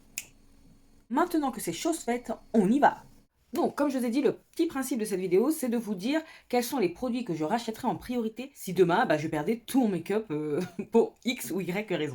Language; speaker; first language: French; native; French